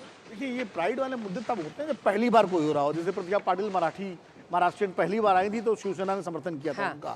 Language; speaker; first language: Hindi; native; Hindi